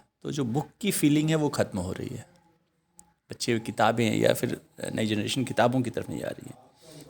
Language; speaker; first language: Hindi; native; Hindi